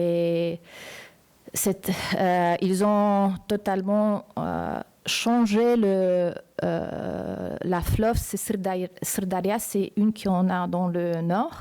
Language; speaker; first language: French; non-native, fluent; Uzbek